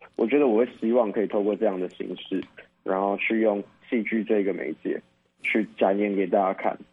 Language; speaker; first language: Chinese; native; Chinese